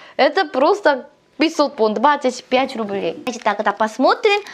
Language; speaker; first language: Russian; non-native, learner; Korean